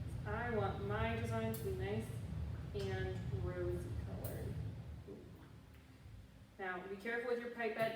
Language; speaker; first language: English; native; English